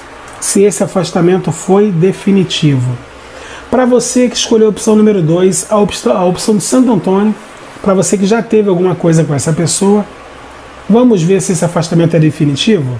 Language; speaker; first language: Portuguese; native; Portuguese